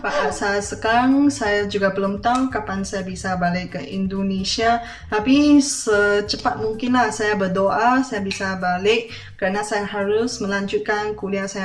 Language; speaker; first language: Indonesian; non-native, fluent; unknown